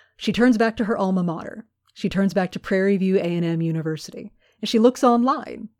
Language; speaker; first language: English; native; English